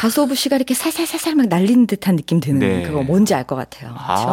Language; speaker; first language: Korean; native; Korean